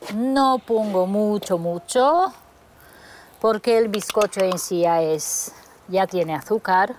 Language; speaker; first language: Spanish; non-native, fluent; Romanian